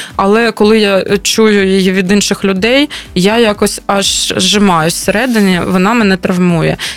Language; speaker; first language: Ukrainian; native; Ukrainian